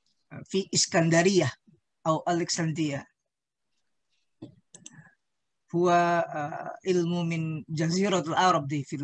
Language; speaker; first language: Arabic; non-native, learner; Indonesian